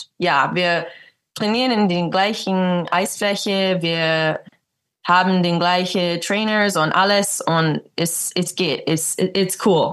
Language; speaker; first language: German; early bilingual, heritage; English